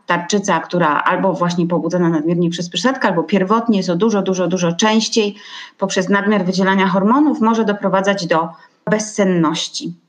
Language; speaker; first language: Polish; native; Polish